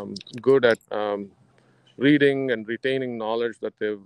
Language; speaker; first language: English; non-native, local second language; Kannada